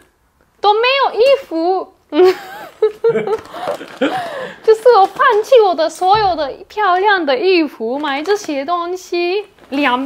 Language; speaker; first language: Chinese; non-native, fluent; Turkish